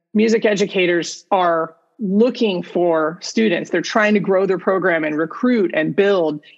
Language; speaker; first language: English; native; English